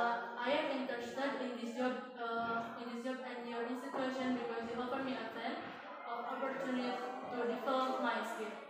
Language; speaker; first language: English; non-native, learner; Indonesian